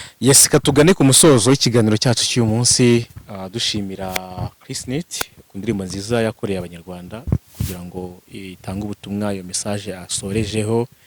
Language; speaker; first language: Kinyarwanda; native; Kinyarwanda